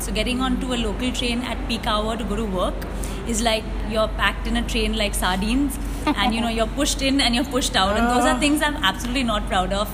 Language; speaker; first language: English; non-native, local second language; Bangla